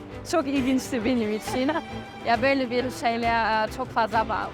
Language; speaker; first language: Turkish; non-native, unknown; German